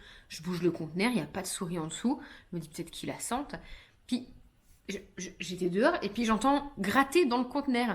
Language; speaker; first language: French; native; French